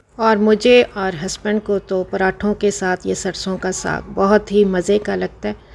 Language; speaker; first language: Urdu; non-native, local second language; Punjabi